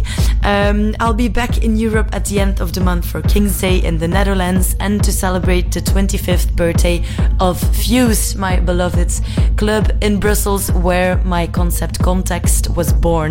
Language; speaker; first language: English; non-native, fluent; Dutch